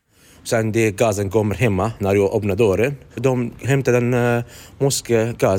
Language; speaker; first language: Swedish; non-native, learner; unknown